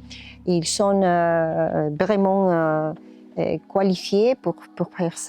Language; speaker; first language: French; non-native, learner; Spanish